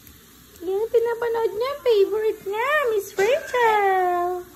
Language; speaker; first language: Filipino; native; Filipino